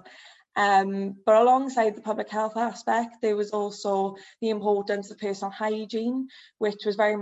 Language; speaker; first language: English; native; English